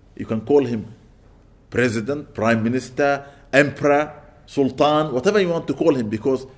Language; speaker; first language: English; non-native, fluent; Arabic